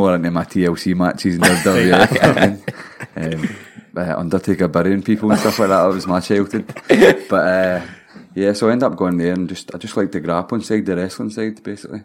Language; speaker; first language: English; native; English